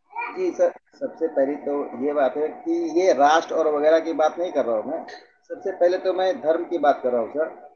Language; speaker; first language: Hindi; native; Hindi